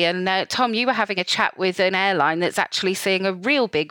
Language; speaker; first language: English; native; English